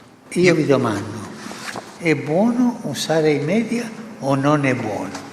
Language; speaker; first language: Italian; non-native, fluent; Spanish